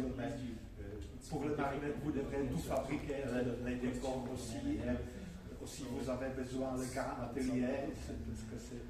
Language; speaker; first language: French; non-native, fluent; Czech